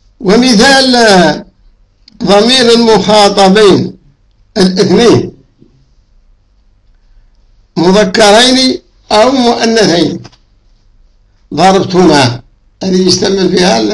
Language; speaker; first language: Arabic; native; Arabic